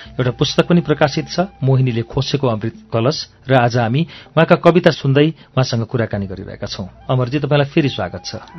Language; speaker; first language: Nepali; native; Nepali